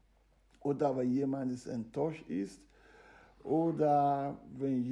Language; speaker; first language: German; non-native, fluent; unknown